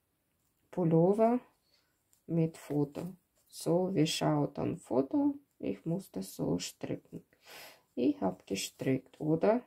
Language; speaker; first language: German; non-native, fluent; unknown